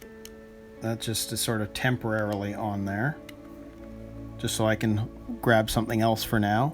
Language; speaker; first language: English; native; English